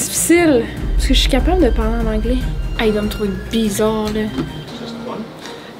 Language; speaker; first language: French; native; French